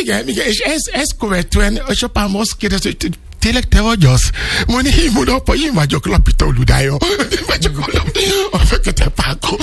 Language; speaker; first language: Hungarian; non-native, learner; Yoruba